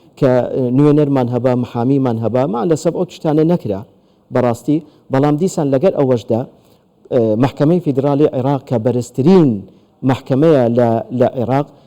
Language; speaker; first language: Central Kurdish; non-native, local second language; Turkish